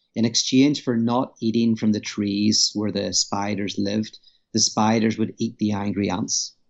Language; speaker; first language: English; native; English